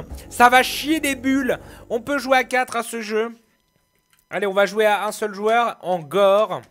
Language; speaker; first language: French; native; French